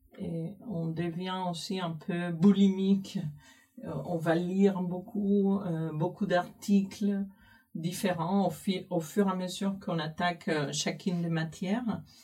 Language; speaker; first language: French; non-native, fluent; Spanish